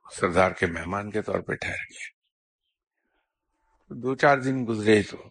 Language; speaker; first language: Urdu; native; Urdu